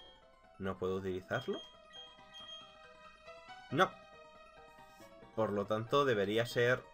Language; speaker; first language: Spanish; native; Spanish